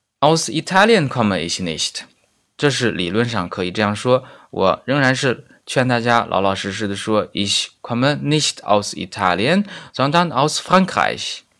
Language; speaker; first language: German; non-native, fluent; Chinese